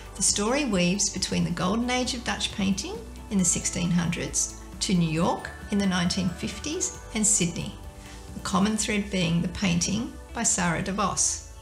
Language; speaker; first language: English; native; English